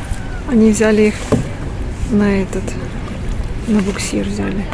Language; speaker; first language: Russian; native; Russian